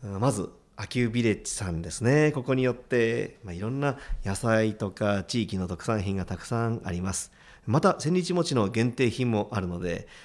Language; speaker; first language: Japanese; native; Japanese